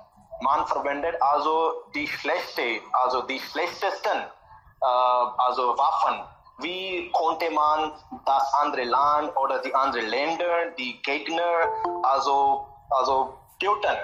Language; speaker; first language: German; non-native, learner; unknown